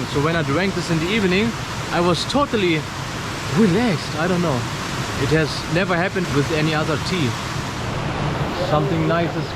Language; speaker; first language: English; non-native, fluent; German